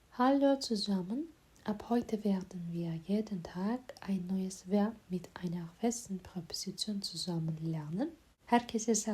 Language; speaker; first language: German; non-native, fluent; Azerbaijani